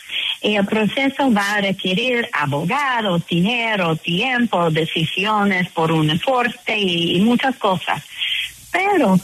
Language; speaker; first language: Spanish; non-native, fluent; English